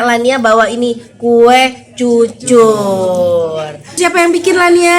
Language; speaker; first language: Indonesian; native; Indonesian